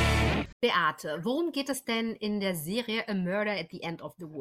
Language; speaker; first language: German; native; German